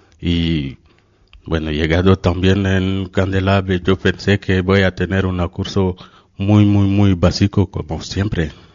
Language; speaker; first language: Spanish; non-native, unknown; Wolof